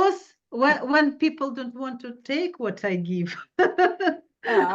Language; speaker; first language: English; non-native, learner; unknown